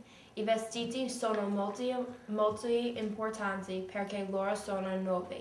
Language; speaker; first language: Italian; non-native, learner; English